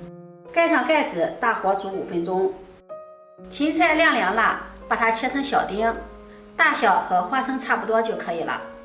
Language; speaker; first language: Chinese; native; Chinese